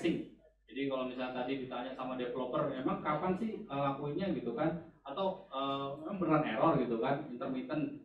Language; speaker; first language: Indonesian; native; Indonesian